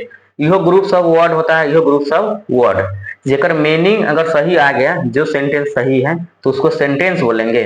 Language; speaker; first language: Hindi; non-native, local second language; Bhojpuri